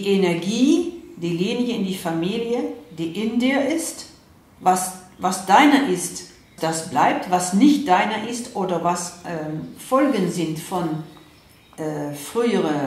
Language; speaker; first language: German; non-native, fluent; Dutch